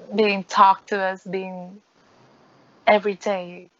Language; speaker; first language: English; non-native, fluent; Vietnamese